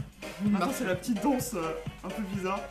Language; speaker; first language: French; native; French